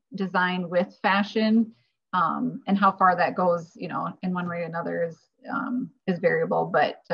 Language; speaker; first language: English; native; English